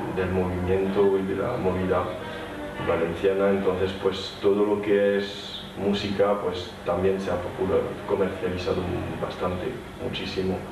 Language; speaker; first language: Spanish; non-native, fluent; French